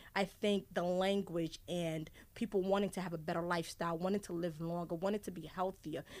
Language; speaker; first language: English; early bilingual, other home language; Haitian Creole